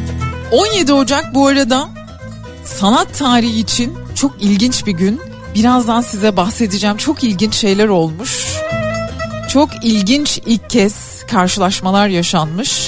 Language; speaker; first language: Turkish; native; Turkish